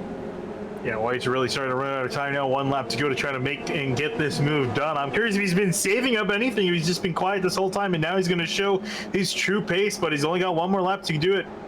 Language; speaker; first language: English; native; English